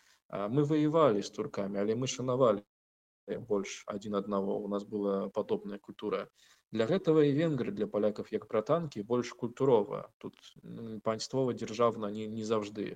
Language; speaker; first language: Belarusian; non-native, learner; Russian